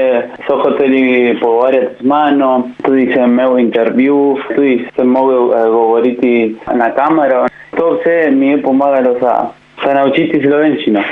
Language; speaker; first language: Slovenian; non-native, learner; Spanish